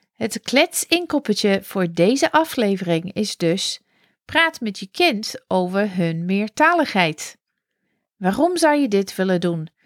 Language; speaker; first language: Dutch; non-native, fluent; English